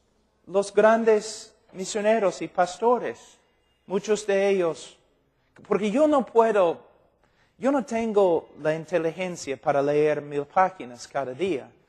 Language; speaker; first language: Spanish; non-native, fluent; English